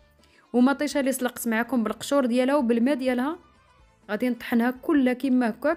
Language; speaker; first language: Arabic; native; Arabic